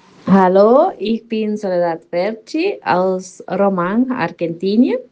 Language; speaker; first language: German; non-native, learner; Spanish